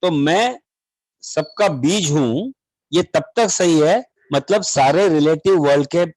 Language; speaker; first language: Hindi; non-native, local second language; Marathi